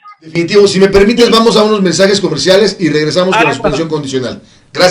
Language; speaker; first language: Spanish; native; Spanish